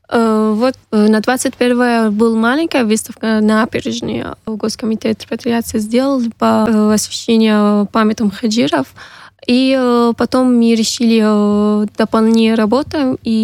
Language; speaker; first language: Russian; non-native, learner; Arabic